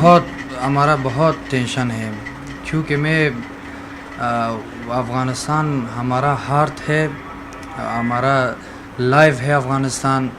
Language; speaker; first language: Hindi; non-native, learner; Persian